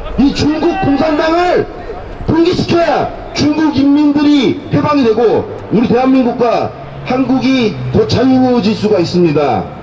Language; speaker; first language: Korean; native; Korean